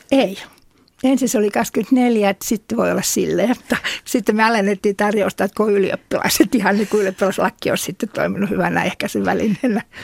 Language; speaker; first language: Finnish; native; Finnish